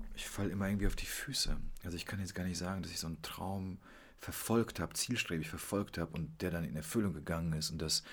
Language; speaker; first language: German; early bilingual, other home language; Polish